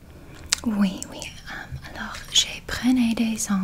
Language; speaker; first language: French; non-native, learner; English